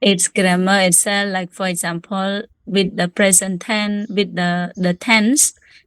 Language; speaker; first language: English; non-native, learner; Khmer